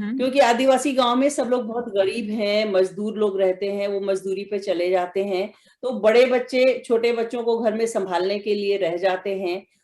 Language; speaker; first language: Hindi; native; Hindi